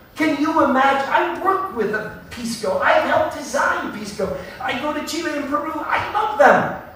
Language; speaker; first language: English; native; English